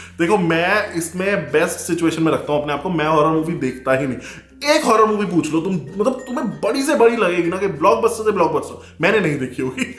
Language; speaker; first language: Hindi; native; Hindi